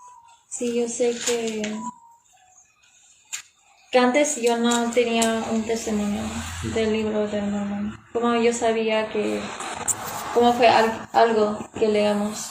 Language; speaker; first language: Spanish; non-native, learner; English